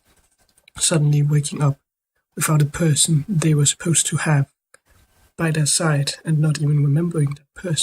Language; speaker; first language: English; non-native, fluent; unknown